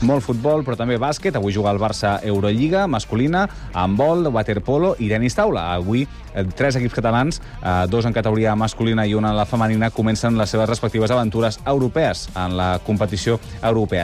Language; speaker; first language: Catalan; native; Catalan